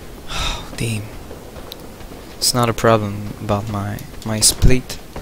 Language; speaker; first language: English; non-native, learner; French